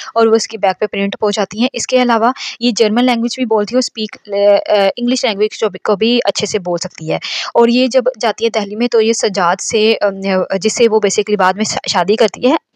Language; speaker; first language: Urdu; native; Urdu